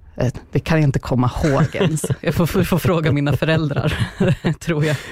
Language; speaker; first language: Swedish; native; Swedish